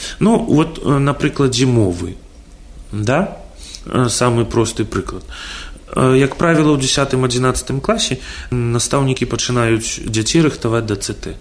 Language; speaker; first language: Belarusian; non-native, local second language; Russian